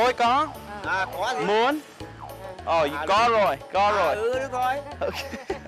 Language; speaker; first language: Vietnamese; non-native, learner; English